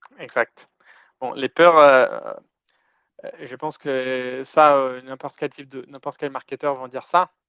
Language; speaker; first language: French; non-native, fluent; Portuguese